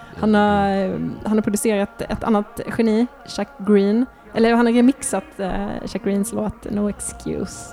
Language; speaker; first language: Swedish; native; Swedish